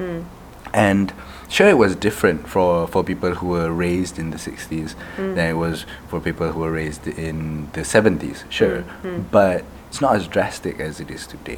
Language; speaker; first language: English; non-native, local second language; Malay